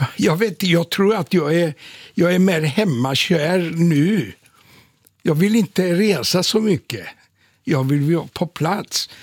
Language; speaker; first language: Swedish; non-native, fluent; Polish